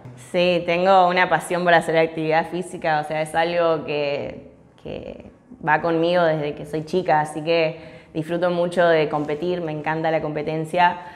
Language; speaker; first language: Spanish; early bilingual, other home language; English